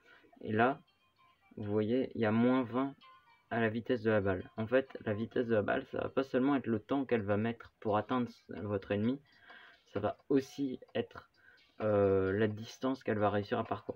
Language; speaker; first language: French; native; French